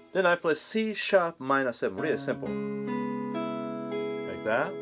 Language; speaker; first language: English; non-native, fluent; Japanese